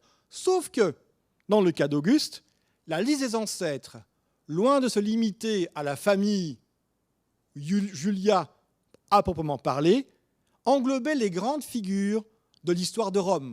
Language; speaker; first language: French; native; French